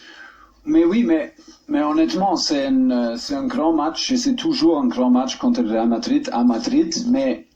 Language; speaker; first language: French; non-native, learner; German